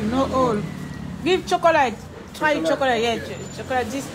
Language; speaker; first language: English; non-native, learner; French